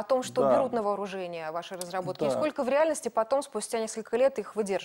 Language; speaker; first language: Russian; native; Russian